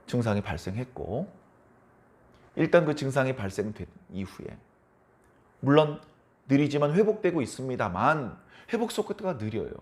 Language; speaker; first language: Korean; native; Korean